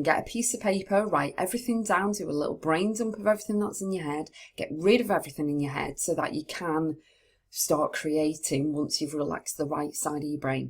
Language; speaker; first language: English; native; English